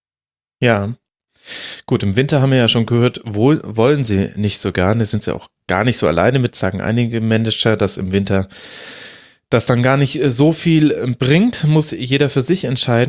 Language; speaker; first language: German; native; German